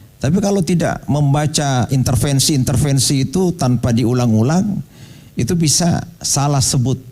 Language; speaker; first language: Indonesian; non-native, local second language; Buginese